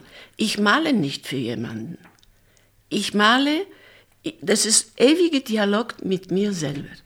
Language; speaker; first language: German; non-native, fluent; Polish